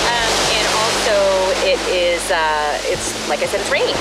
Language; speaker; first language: English; native; English